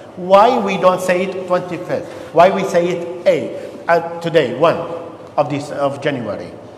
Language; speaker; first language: English; non-native, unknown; Arabic